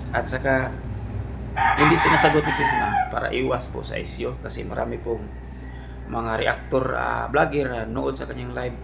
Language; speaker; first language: Filipino; non-native, local second language; Cebuano